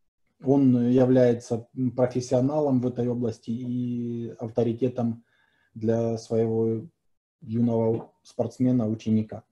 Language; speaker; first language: Russian; native; Russian